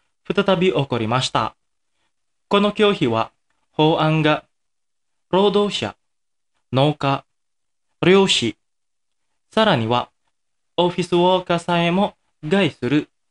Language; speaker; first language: Japanese; non-native, fluent; Indonesian